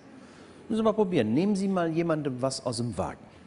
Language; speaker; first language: German; native; German